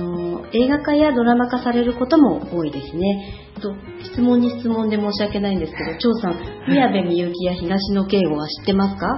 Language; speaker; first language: Japanese; native; Japanese